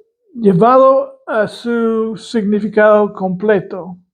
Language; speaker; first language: Spanish; non-native, fluent; English